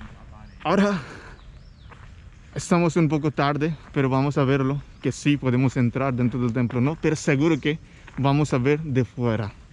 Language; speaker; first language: Spanish; non-native, fluent; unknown